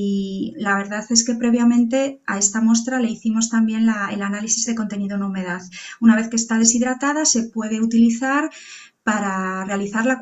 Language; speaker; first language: Spanish; native; Spanish